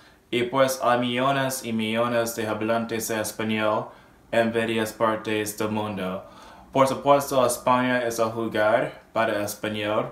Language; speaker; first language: Spanish; non-native, learner; English